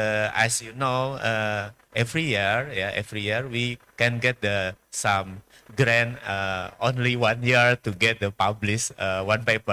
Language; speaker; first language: English; non-native, learner; Indonesian